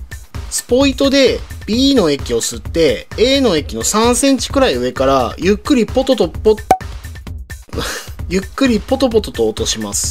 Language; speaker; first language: Japanese; native; Japanese